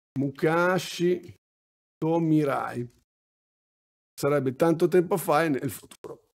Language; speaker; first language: Italian; native; Italian